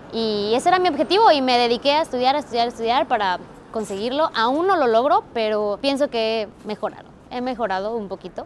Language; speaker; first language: Spanish; native; Spanish